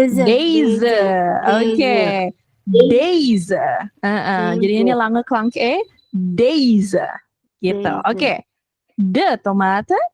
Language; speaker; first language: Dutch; non-native, fluent; Indonesian